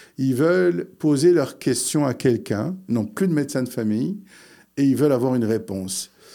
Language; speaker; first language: French; early bilingual, other home language; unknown